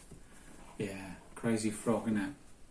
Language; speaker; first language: English; native; English